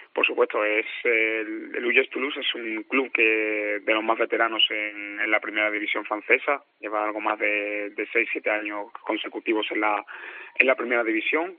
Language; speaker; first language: Spanish; native; Spanish